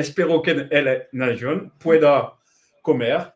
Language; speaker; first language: Spanish; non-native, learner; French